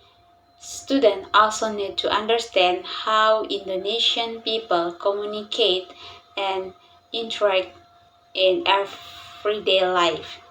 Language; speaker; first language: English; non-native, learner; Indonesian